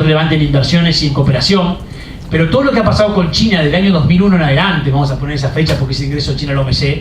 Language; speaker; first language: Spanish; native; Spanish